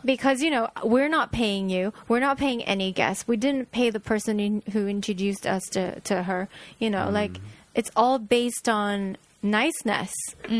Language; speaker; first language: English; non-native, fluent; Japanese